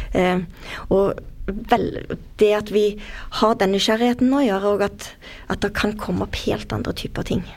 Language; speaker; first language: Norwegian; native; Norwegian